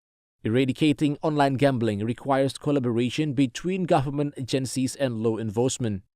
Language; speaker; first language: English; non-native, fluent; Indonesian